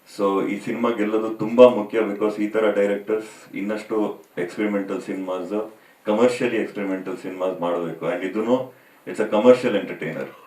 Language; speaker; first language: Kannada; native; Kannada